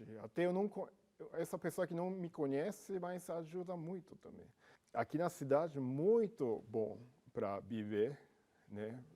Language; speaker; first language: Portuguese; non-native, learner; Japanese